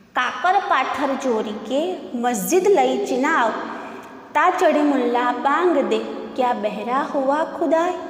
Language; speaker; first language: Hindi; non-native, local second language; Gujarati